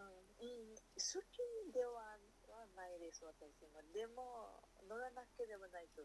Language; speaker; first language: Japanese; non-native, learner; Nepali